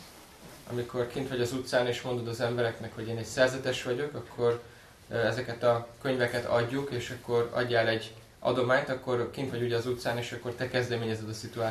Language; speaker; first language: Hungarian; native; Hungarian